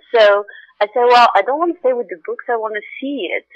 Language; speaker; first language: English; non-native, fluent; Arabic